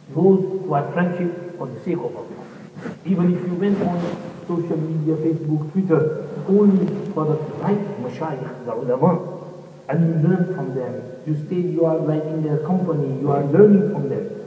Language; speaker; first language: English; native; English